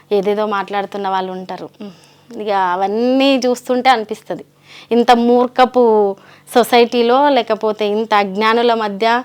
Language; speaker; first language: Telugu; native; Telugu